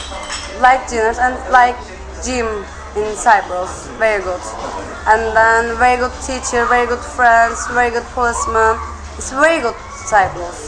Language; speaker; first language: English; non-native, learner; Turkish